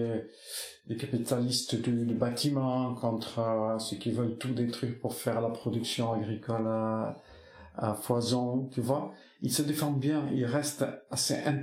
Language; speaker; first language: French; non-native, local second language; Basque